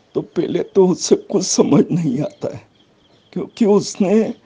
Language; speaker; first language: Hindi; native; Hindi